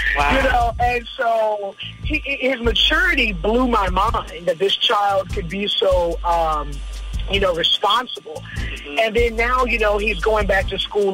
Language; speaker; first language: English; native; English